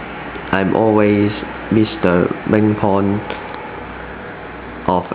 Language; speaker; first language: English; non-native, learner; Cantonese